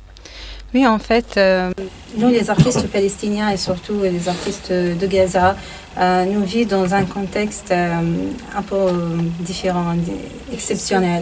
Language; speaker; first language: French; non-native, fluent; Arabic